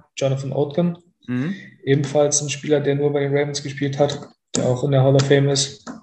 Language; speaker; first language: German; native; German